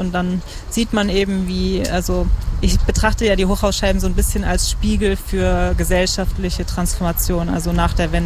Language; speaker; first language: German; native; German